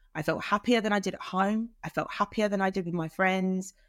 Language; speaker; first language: English; native; English